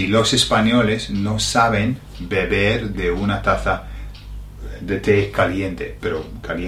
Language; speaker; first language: Spanish; non-native, fluent; English